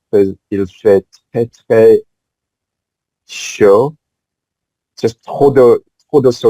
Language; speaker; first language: French; non-native, fluent; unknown